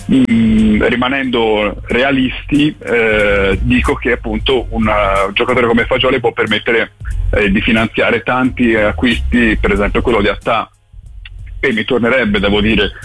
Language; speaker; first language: Italian; native; Italian